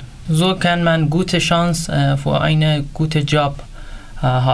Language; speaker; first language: German; non-native, learner; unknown